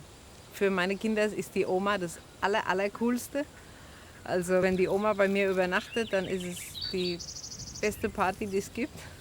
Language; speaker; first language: German; early bilingual, heritage; German